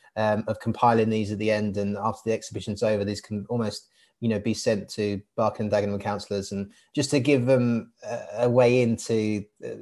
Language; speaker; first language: English; native; English